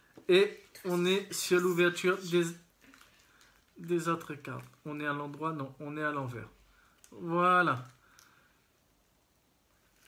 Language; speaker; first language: French; native; French